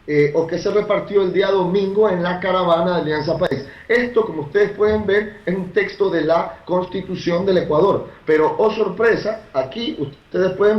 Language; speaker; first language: Spanish; native; Spanish